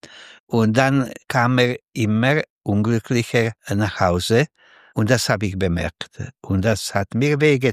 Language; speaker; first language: German; non-native, fluent; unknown